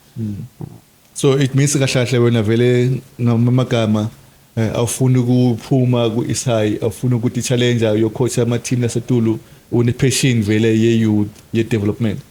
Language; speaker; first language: Zulu; non-native, local second language; Swati